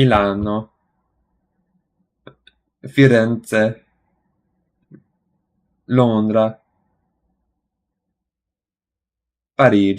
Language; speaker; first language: Italian; non-native, learner; English